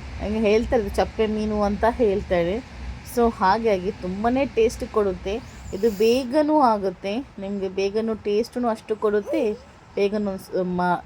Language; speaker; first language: Kannada; non-native, local second language; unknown